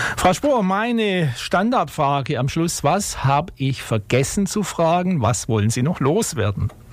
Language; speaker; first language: German; native; German